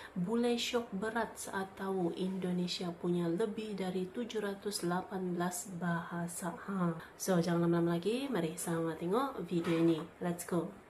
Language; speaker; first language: Malay; native; Malay